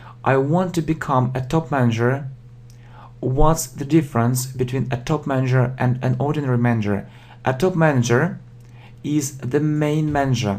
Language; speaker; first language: English; non-native, fluent; Russian